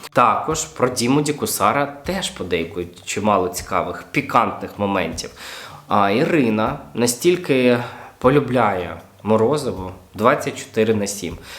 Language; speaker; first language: Ukrainian; non-native, local second language; Russian